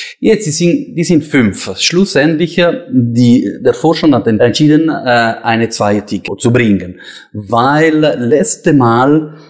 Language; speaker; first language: German; non-native, local second language; Italian